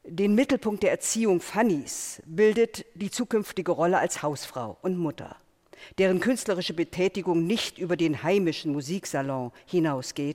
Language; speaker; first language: German; native; German